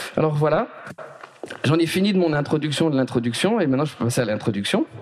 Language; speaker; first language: French; native; French